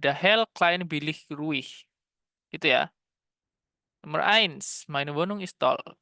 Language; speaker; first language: German; non-native, fluent; Indonesian